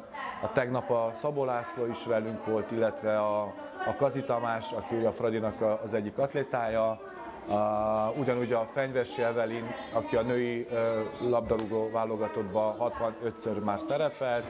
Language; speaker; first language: Hungarian; native; Hungarian